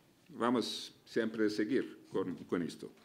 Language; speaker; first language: Spanish; non-native, fluent; Arabic